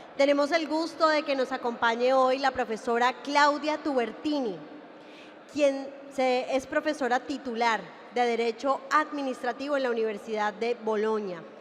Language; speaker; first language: Spanish; native; Spanish